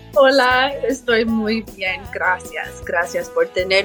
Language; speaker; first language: Spanish; early bilingual, heritage; English